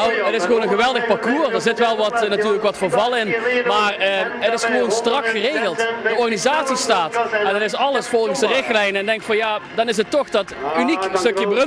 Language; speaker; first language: Dutch; native; Dutch